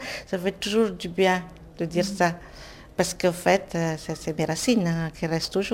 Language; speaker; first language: French; non-native, fluent; Italian